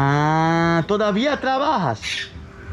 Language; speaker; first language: Spanish; non-native, learner; Portuguese